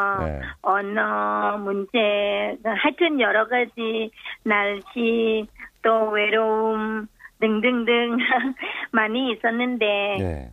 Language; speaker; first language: Korean; non-native, fluent; Thai